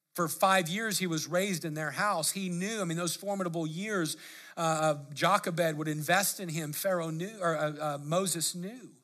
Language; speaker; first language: English; native; English